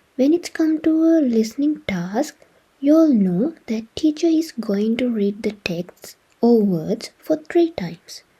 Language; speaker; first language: English; non-native, local second language; Sinhala